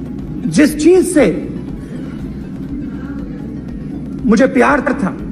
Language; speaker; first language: Hindi; native; Hindi